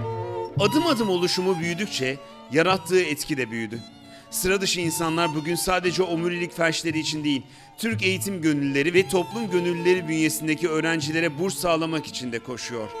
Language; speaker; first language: Turkish; native; Turkish